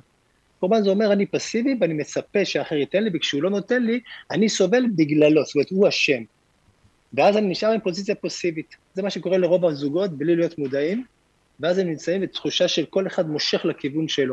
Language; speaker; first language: Hebrew; native; Hebrew